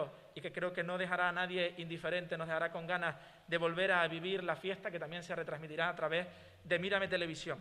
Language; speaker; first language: Spanish; native; Spanish